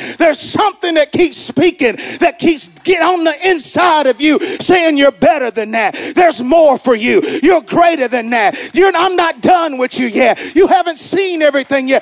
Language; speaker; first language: English; native; English